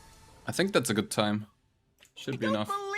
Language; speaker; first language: English; non-native, fluent; German